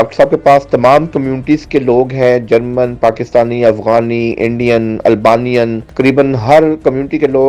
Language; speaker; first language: Urdu; native; Urdu